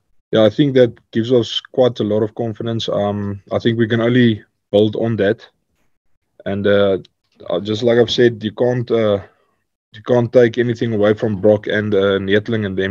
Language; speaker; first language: English; non-native, local second language; Afrikaans